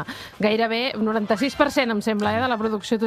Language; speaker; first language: Catalan; native; Catalan